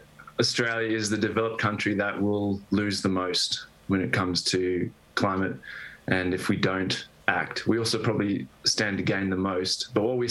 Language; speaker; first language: English; native; English